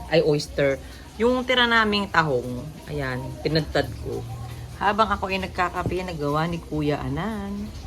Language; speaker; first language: Filipino; non-native, local second language; Pampanga